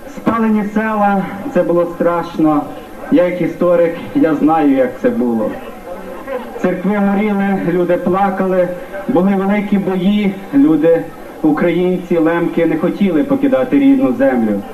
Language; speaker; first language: Ukrainian; native; Ukrainian